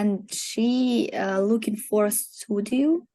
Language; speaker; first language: English; non-native, learner; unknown